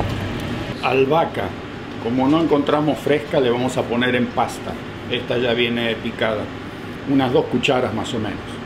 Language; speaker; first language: Spanish; native; Spanish